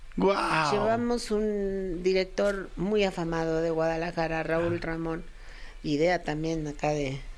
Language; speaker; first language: Spanish; native; Spanish